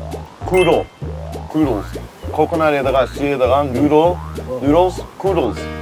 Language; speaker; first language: Korean; native; Korean